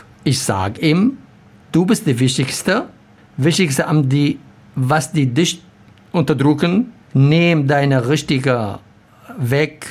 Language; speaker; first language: German; non-native, learner; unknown